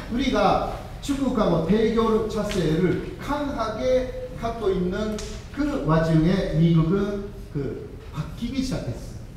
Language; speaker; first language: Korean; non-native, fluent; Japanese